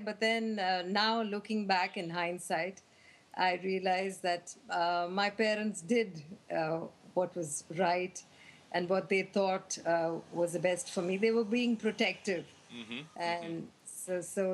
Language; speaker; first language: English; non-native, local second language; Tamil